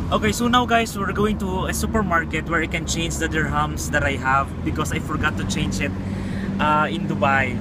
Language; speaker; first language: English; non-native, local second language; Filipino